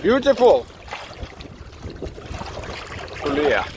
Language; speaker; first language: English; non-native, learner; Russian